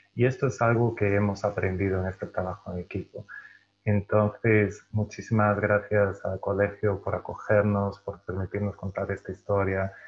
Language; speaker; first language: Spanish; native; Spanish